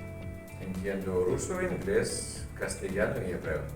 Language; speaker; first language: Spanish; non-native, learner; Russian